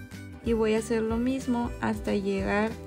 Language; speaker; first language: Spanish; native; Spanish